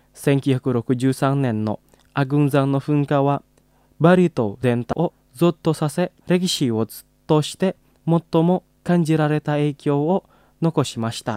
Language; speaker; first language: Japanese; non-native, fluent; Indonesian